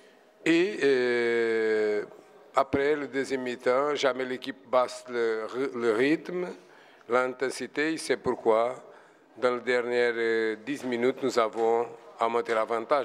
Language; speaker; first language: French; non-native, fluent; Portuguese